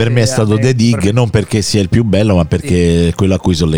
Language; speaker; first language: Italian; native; Italian